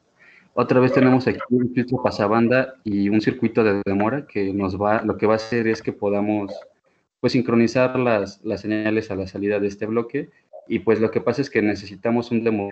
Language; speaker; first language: Spanish; native; Spanish